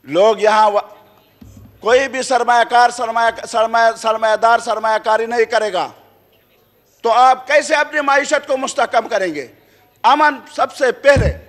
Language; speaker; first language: Urdu; non-native, local second language; Khowar